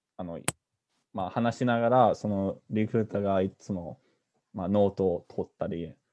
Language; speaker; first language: Japanese; non-native, fluent; English